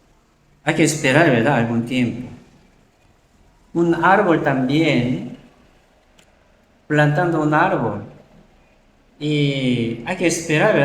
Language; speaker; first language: Spanish; non-native, learner; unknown